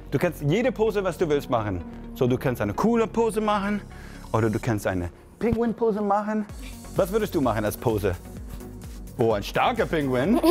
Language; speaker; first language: German; non-native, fluent; French